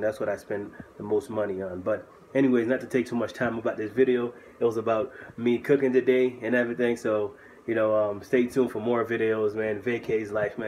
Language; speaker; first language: English; native; English